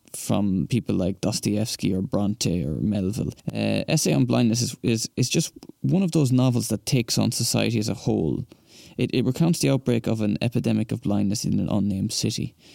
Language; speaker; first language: English; native; English